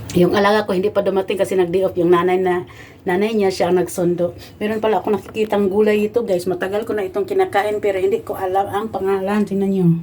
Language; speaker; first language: Filipino; non-native, local second language; Cebuano